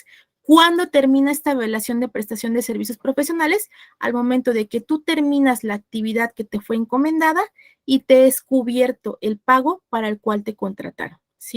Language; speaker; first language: Spanish; native; Spanish